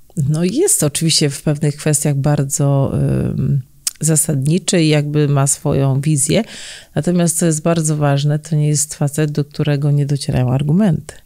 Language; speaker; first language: Polish; native; Polish